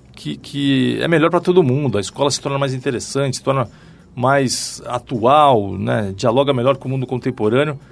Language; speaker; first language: Portuguese; native; Portuguese